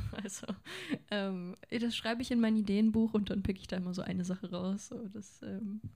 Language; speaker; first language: German; native; German